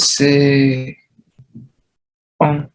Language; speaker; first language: French; non-native, learner; Vietnamese